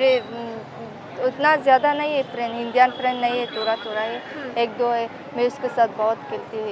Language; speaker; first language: Hindi; non-native, learner; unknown